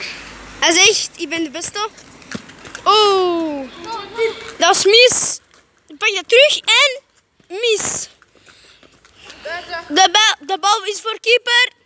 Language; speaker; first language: Dutch; non-native, local second language; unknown